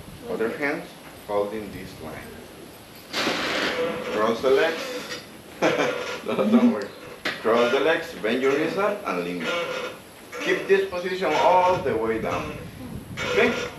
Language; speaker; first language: English; non-native, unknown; Spanish